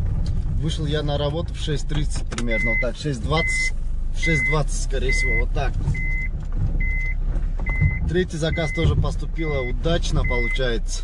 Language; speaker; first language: Russian; non-native, local second language; Kyrgyz